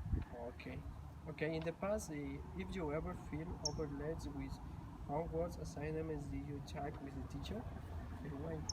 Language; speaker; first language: English; non-native, learner; Spanish